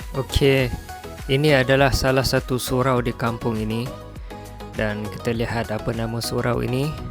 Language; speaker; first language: Malay; non-native, fluent; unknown